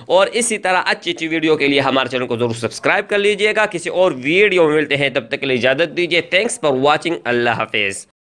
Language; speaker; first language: Urdu; non-native, local second language; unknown